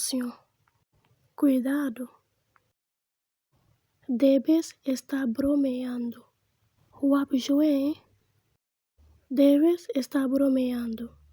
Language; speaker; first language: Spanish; non-native, fluent; Haitian Creole